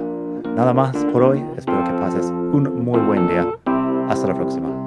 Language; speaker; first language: Spanish; non-native, fluent; English